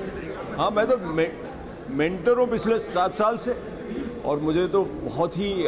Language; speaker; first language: Hindi; native; Hindi